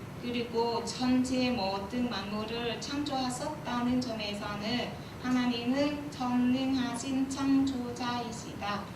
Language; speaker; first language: Korean; non-native, learner; Vietnamese